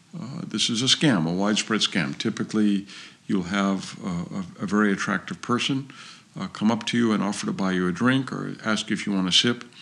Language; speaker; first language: English; native; English